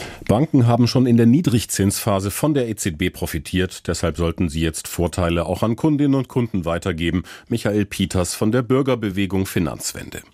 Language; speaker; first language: German; native; German